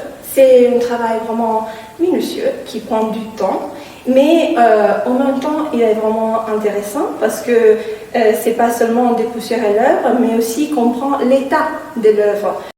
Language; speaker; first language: French; non-native, fluent; Italian